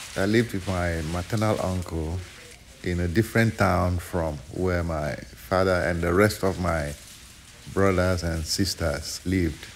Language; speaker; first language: English; non-native, local second language; Ewe